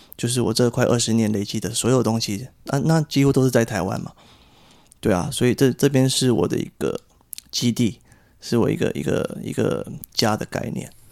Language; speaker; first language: Chinese; native; Chinese